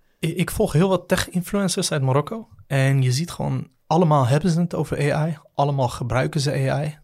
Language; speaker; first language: Dutch; native; Dutch